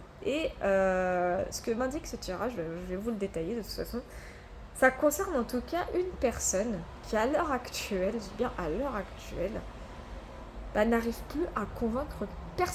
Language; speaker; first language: French; native; French